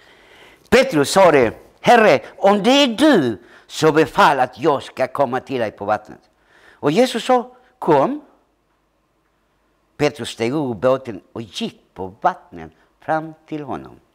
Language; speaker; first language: Swedish; early bilingual, other home language; Spanish